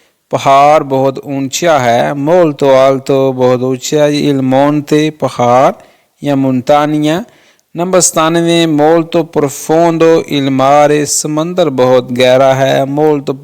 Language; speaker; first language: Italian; non-native, fluent; Urdu